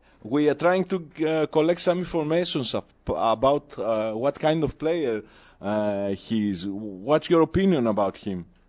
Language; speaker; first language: English; non-native, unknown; Greek